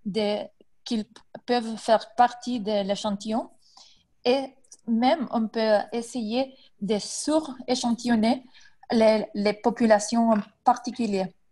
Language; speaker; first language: French; non-native, fluent; Spanish